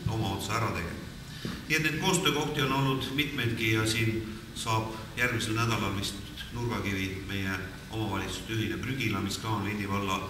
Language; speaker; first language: Estonian; native; Estonian